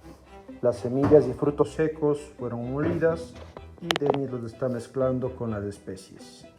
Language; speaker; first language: Spanish; native; Spanish